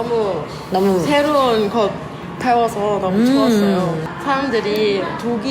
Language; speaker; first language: Korean; non-native, learner; German